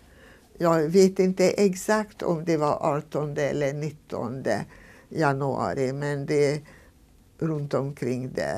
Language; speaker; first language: Swedish; non-native, fluent; Hungarian